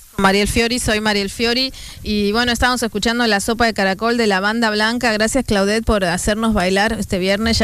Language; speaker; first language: Spanish; native; Spanish